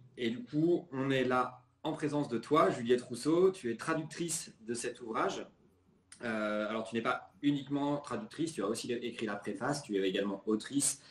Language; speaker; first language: French; native; French